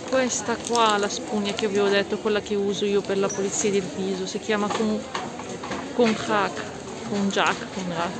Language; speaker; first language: Italian; non-native, local second language; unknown